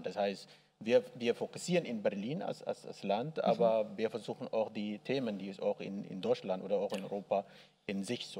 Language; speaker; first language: German; non-native, learner; Arabic